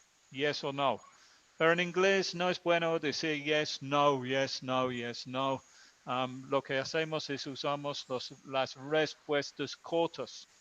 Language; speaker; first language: Spanish; non-native, fluent; English